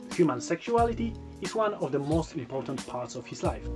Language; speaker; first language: English; non-native, fluent; Polish